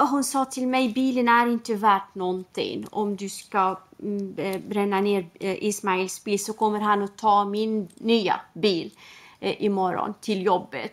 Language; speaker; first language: Swedish; non-native, fluent; Arabic